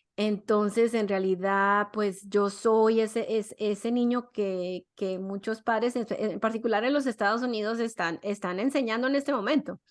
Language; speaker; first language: Spanish; early bilingual, other home language; English